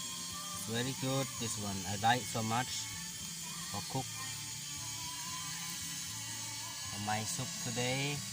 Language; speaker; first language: English; non-native, learner; Lao